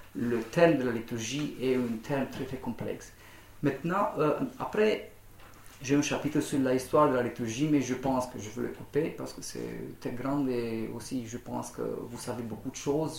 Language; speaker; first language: French; non-native, learner; Romanian